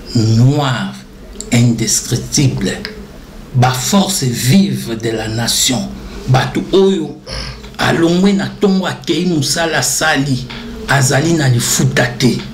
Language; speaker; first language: Lingala; non-native, local second language; Kongo